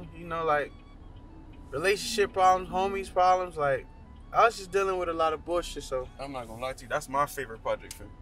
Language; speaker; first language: English; early bilingual, other home language; Haitian Creole